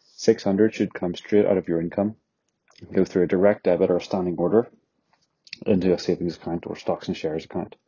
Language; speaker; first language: English; native; English